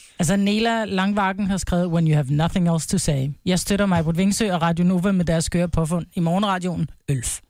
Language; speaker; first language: Danish; native; Danish